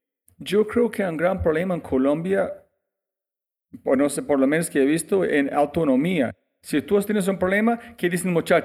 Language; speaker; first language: Spanish; non-native, fluent; English